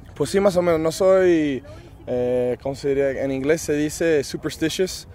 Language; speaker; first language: Spanish; early bilingual, other home language; English